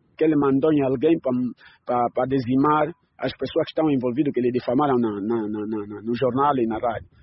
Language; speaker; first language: Portuguese; native; Portuguese